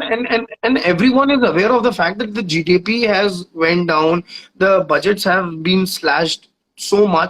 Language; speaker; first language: English; non-native, local second language; Hindi